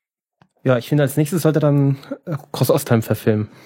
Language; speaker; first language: German; native; German